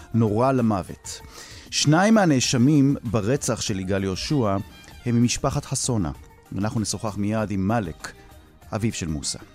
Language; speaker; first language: Hebrew; native; Hebrew